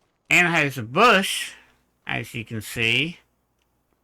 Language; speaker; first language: English; native; English